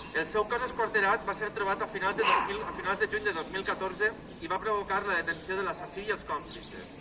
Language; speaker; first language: Catalan; native; Catalan